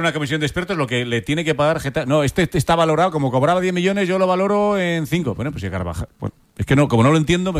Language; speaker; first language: Spanish; native; Spanish